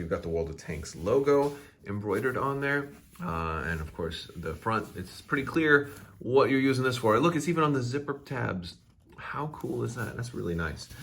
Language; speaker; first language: English; native; English